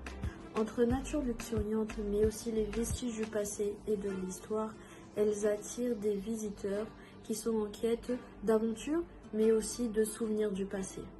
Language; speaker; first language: French; native; French